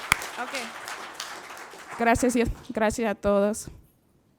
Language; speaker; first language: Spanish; non-native, learner; English